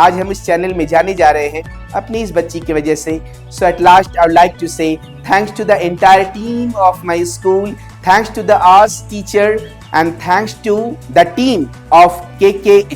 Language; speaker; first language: Hindi; native; Hindi